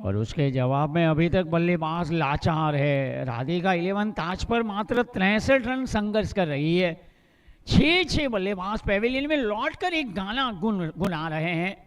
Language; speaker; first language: Hindi; non-native, local second language; Gujarati